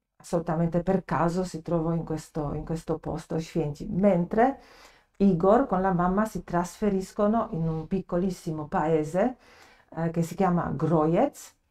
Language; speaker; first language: Italian; non-native, fluent; Polish